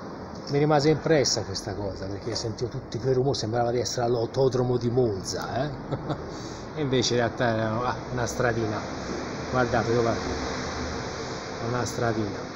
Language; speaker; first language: Italian; native; Italian